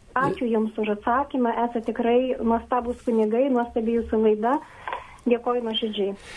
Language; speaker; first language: Lithuanian; native; Lithuanian